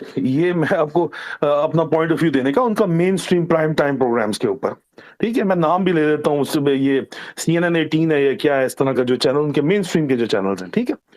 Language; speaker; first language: Urdu; non-native, local second language; Punjabi